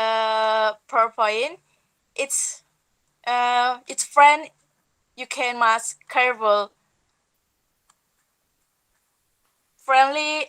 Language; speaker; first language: English; non-native, learner; Indonesian